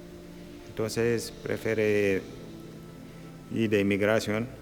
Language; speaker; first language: Spanish; non-native, local second language; Wolof